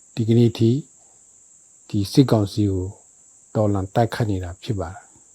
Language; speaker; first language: Burmese; non-native, local second language; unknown